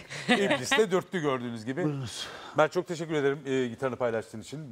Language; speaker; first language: Turkish; native; Turkish